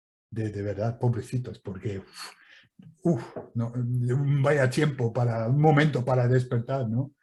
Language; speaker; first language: Spanish; non-native, fluent; English